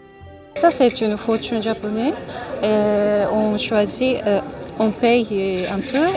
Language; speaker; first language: French; non-native, learner; Japanese